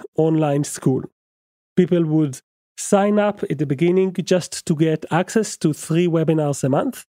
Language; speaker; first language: English; non-native, fluent; Hebrew